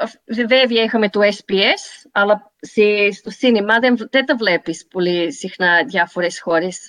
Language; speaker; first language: Greek; early bilingual, heritage; Greek